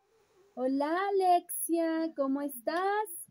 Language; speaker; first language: Spanish; non-native, fluent; Portuguese